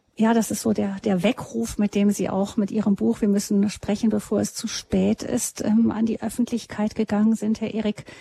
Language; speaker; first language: German; native; German